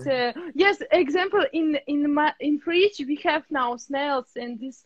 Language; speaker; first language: English; non-native, learner; Russian